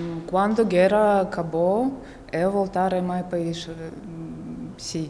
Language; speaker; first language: Portuguese; non-native, learner; Ukrainian